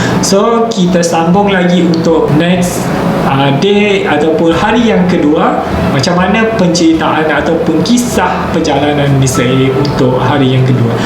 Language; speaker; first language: Malay; native; Malay